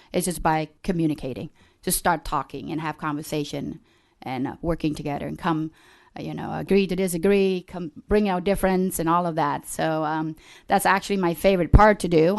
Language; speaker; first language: English; early bilingual, other home language; Khmer